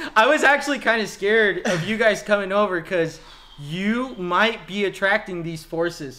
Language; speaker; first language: English; early bilingual, other home language; Spanish